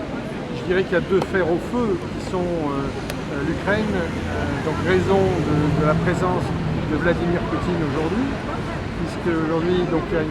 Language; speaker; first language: French; native; French